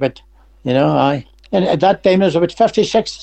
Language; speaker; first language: English; native; English